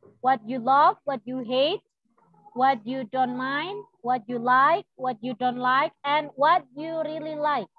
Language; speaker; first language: English; non-native, learner; Indonesian